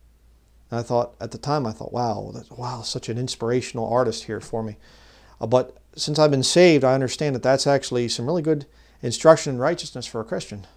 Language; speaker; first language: English; native; English